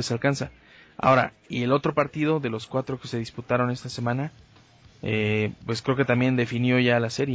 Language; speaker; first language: Spanish; native; Spanish